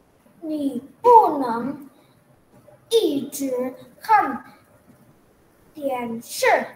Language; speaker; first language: Chinese; non-native, learner; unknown